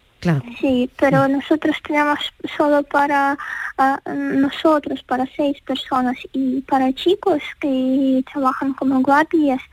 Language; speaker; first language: Spanish; non-native, learner; Ukrainian